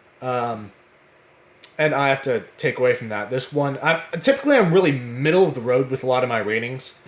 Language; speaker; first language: English; native; English